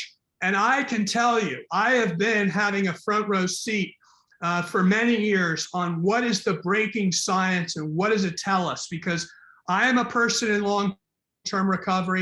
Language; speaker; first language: English; native; English